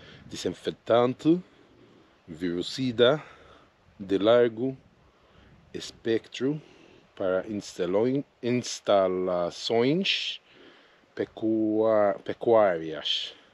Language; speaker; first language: Portuguese; non-native, learner; English